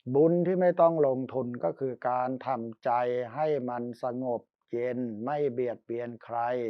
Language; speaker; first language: Thai; native; Thai